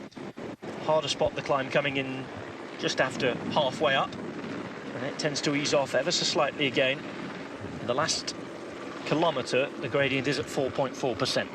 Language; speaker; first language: English; native; English